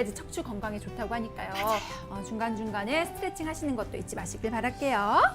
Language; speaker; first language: Korean; native; Korean